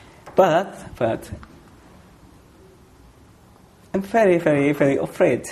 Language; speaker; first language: English; non-native, fluent; Indonesian